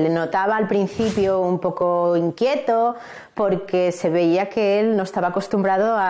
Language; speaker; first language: Spanish; native; Spanish